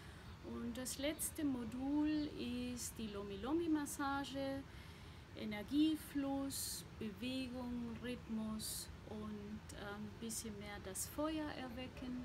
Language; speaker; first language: German; non-native, fluent; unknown